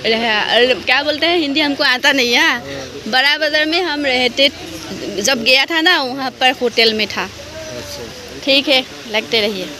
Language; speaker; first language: Hindi; non-native, local second language; Assamese